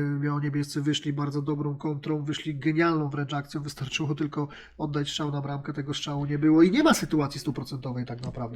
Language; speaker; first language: Polish; native; Polish